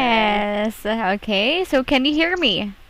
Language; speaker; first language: English; non-native, local second language; Filipino